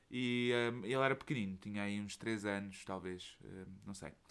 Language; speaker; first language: Portuguese; native; Portuguese